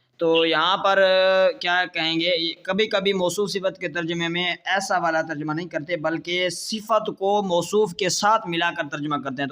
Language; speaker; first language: Urdu; non-native, local second language; Punjabi